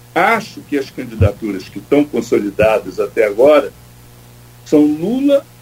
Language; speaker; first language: Portuguese; native; Portuguese